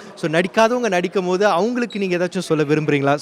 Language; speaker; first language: Tamil; native; Tamil